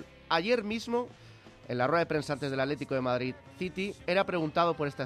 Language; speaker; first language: Spanish; native; Spanish